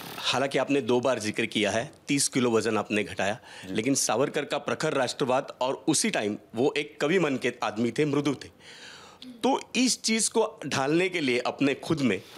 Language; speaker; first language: Hindi; non-native, local second language; Marathi